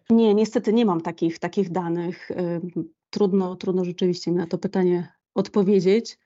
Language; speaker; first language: Polish; native; Polish